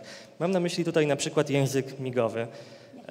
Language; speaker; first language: Polish; native; Polish